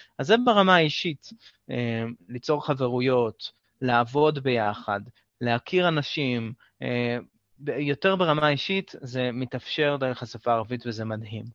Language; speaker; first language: Hebrew; native; Hebrew